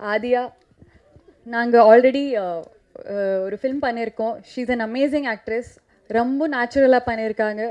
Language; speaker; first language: Tamil; non-native, fluent; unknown